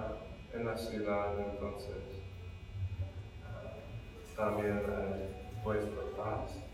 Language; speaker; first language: Spanish; non-native, fluent; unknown